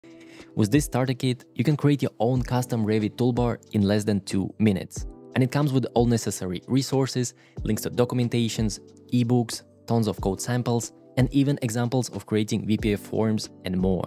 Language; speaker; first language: English; non-native, fluent; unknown